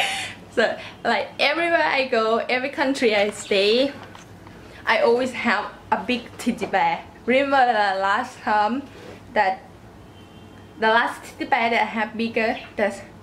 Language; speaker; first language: English; non-native, learner; Thai